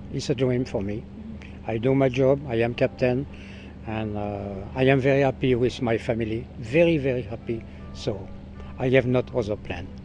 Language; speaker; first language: English; non-native, learner; French